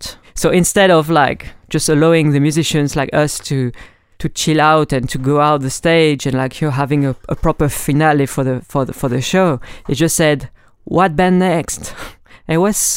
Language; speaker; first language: English; non-native, fluent; French